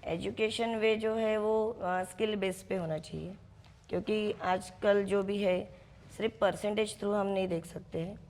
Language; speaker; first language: Hindi; non-native, local second language; Marathi